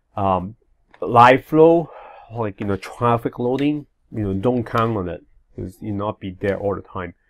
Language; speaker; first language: English; non-native, fluent; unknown